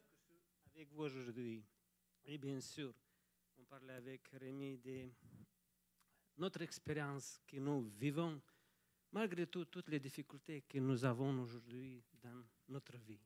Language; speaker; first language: French; non-native, fluent; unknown